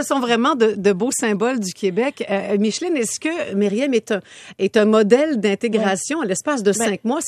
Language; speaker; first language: French; native; French